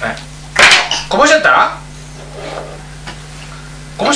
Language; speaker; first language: Japanese; native; Japanese